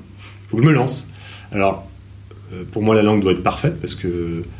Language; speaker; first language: French; native; French